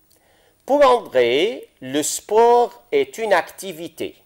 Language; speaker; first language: French; non-native, fluent; Arabic